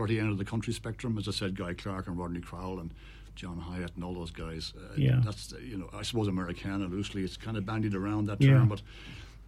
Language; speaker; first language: English; native; English